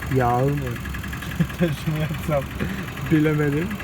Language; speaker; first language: Turkish; non-native, fluent; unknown